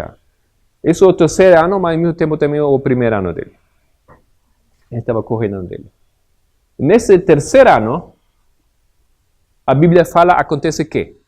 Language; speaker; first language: Portuguese; non-native, fluent; Spanish